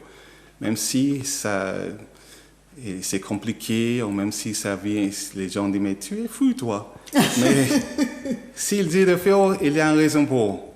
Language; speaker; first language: French; non-native, learner; English